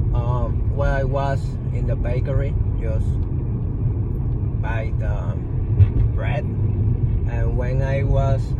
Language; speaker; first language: English; non-native, learner; Spanish